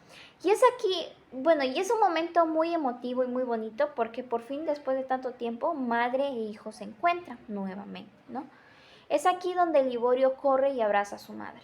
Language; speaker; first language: Spanish; native; Spanish